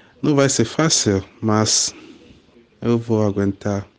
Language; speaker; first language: Portuguese; non-native, learner; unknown